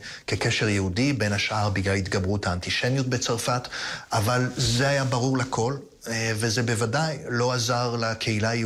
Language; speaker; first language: Hebrew; native; Hebrew